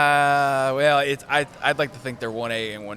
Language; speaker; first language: English; native; English